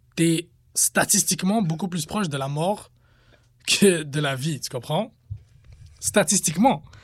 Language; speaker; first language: French; early bilingual, other home language; Arabic